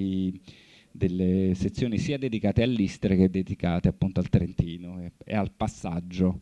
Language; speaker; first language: Italian; native; Italian